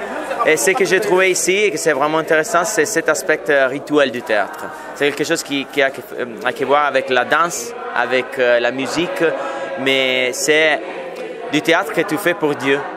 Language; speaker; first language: French; non-native, fluent; Italian